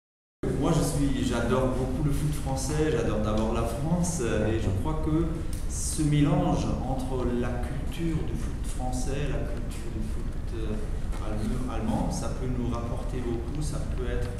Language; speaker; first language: French; non-native, fluent; German